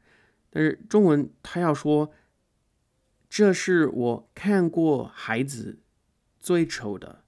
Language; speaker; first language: Chinese; non-native, fluent; English